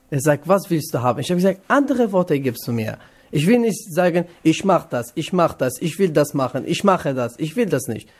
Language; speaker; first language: German; non-native, learner; Kurdish